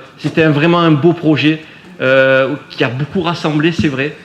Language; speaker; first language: French; native; French